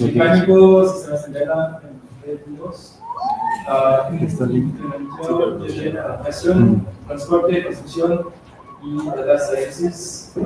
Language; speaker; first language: Spanish; non-native, learner; French